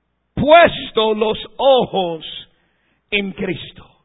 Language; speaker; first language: Spanish; non-native, fluent; English